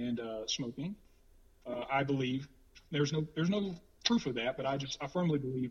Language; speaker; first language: English; native; English